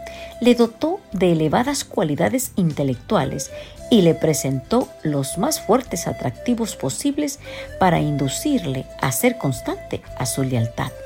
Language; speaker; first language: Spanish; native; Spanish